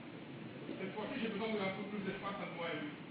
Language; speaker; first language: French; non-native, learner; Romanian